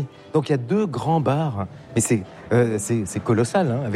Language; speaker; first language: French; native; French